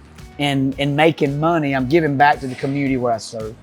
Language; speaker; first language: English; native; English